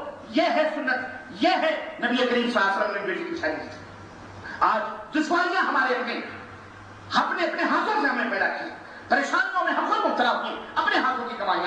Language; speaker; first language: Urdu; native; Urdu